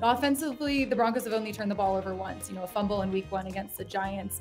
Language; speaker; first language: English; native; English